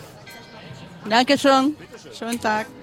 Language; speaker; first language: German; non-native, learner; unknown